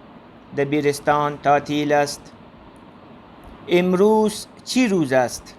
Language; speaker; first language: Persian; non-native, fluent; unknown